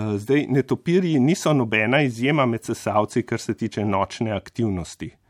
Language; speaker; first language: Slovenian; native; Slovenian